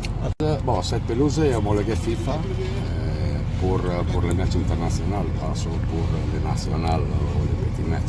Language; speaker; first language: French; non-native, learner; Italian